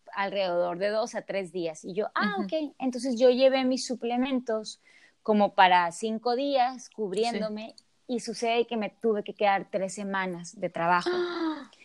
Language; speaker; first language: Spanish; native; Spanish